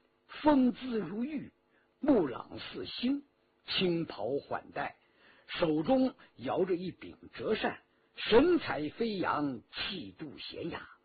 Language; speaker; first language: Chinese; native; Chinese